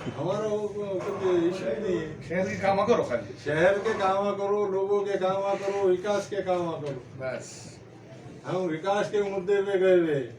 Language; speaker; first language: Hindi; non-native, local second language; Urdu